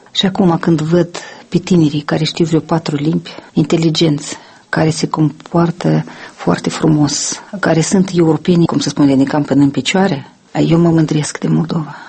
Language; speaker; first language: Romanian; non-native, local second language; Russian